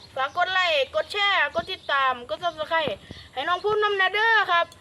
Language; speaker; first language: Thai; native; Thai